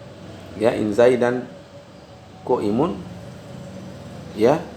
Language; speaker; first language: Arabic; non-native, fluent; Indonesian